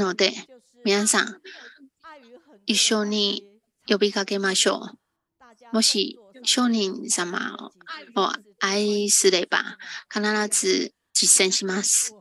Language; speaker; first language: Japanese; non-native, fluent; Chinese